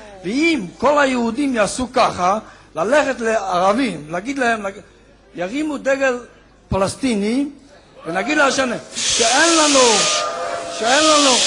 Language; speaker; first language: Hebrew; non-native, fluent; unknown